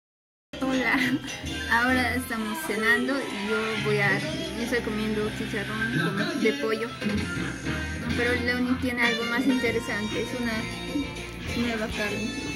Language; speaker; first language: Spanish; non-native, fluent; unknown